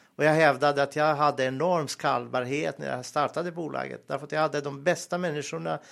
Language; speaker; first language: Swedish; non-native, fluent; Serbian